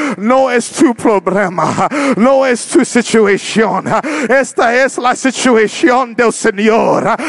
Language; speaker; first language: Spanish; non-native, learner; English